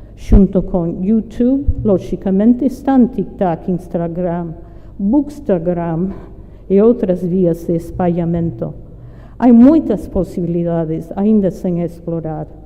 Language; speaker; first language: Galician; non-native, fluent; English